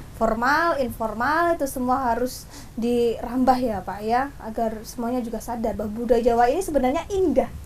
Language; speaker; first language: Indonesian; native; Indonesian